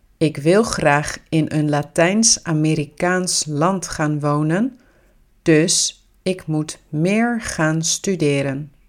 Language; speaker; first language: Dutch; native; Dutch